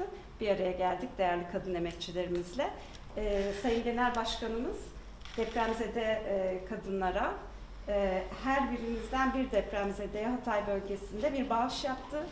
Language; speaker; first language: Turkish; native; Turkish